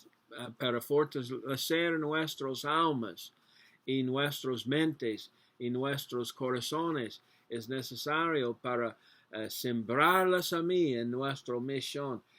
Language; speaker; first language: Spanish; non-native, learner; English